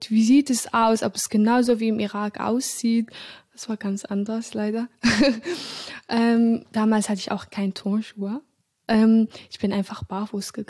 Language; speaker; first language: German; early bilingual, other home language; Arabic